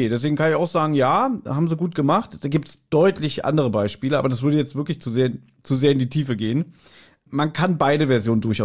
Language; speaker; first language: German; native; German